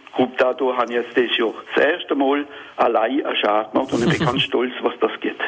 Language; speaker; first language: German; non-native, local second language; French